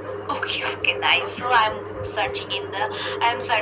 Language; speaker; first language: English; non-native, learner; Bangla